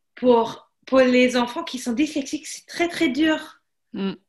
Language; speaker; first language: French; non-native, fluent; German